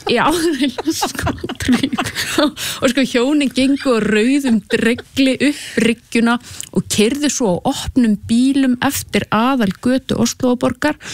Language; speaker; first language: Icelandic; native; Icelandic